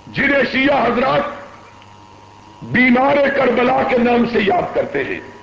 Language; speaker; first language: Urdu; non-native, local second language; Punjabi